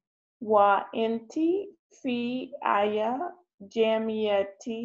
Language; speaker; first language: Arabic; non-native, learner; English